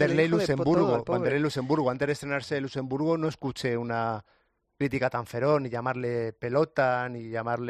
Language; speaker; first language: Spanish; native; Spanish